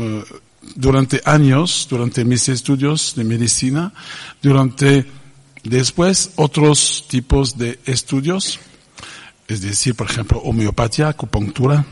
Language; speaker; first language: Spanish; non-native, fluent; French